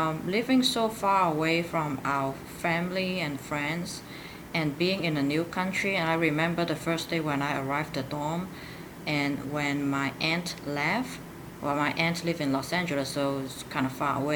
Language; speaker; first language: English; non-native, local second language; Cantonese